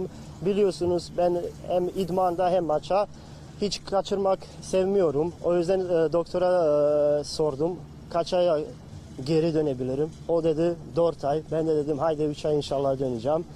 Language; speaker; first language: Turkish; non-native, learner; Bosnian